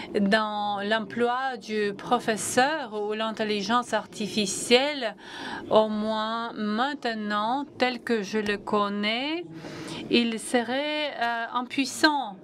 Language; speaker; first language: French; non-native, fluent; Latvian